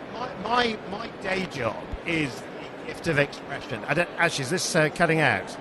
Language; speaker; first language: English; native; English